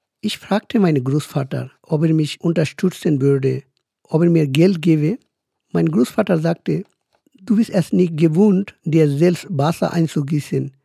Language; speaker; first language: German; non-native, fluent; Bangla